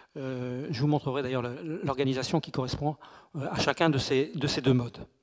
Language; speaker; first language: French; native; French